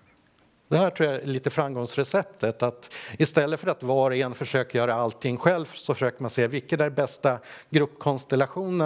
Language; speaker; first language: Swedish; native; Swedish